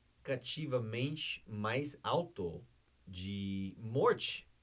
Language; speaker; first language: Portuguese; non-native, fluent; English